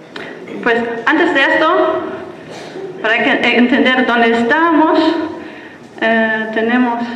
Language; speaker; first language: Spanish; non-native, fluent; German